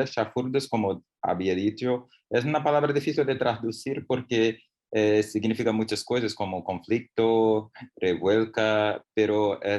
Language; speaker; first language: Spanish; non-native, learner; Portuguese